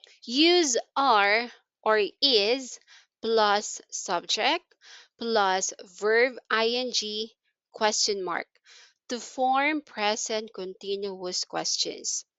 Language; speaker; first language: English; non-native, local second language; Filipino